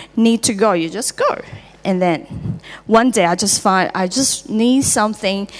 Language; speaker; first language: English; non-native, fluent; Chinese